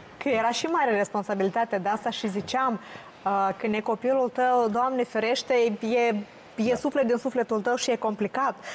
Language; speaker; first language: Romanian; native; Romanian